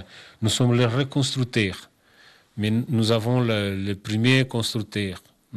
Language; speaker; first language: French; non-native, learner; Kabuverdianu